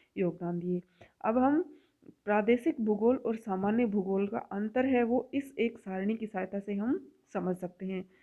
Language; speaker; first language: Hindi; native; Hindi